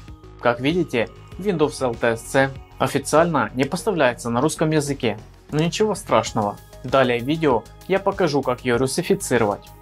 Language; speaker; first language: Russian; native; Russian